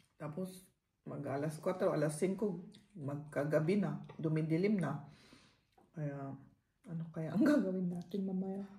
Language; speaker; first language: Filipino; non-native, fluent; German